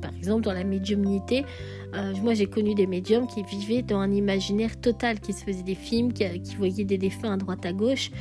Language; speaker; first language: French; native; French